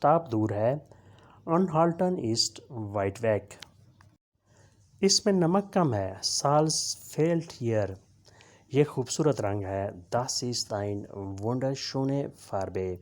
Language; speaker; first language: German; non-native, learner; Urdu